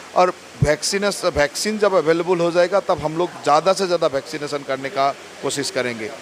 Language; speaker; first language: Hindi; non-native, local second language; Assamese